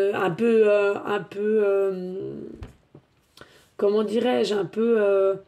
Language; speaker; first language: French; native; French